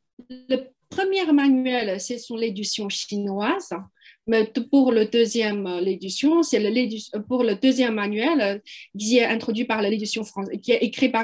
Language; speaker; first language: French; non-native, fluent; Chinese